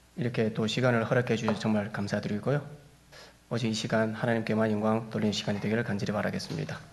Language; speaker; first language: Korean; native; Korean